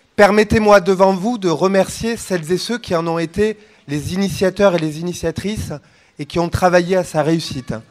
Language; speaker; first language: French; native; French